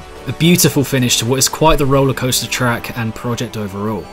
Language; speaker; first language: English; native; English